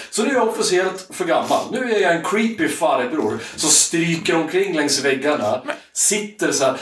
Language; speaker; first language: Swedish; native; Swedish